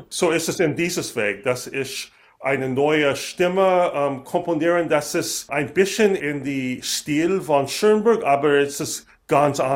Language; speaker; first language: German; non-native, learner; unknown